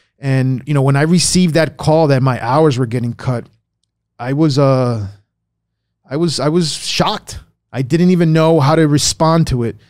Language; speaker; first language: English; early bilingual, other home language; Spanish